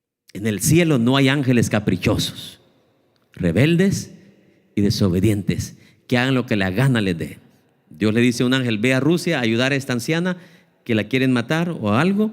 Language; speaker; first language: Spanish; native; Spanish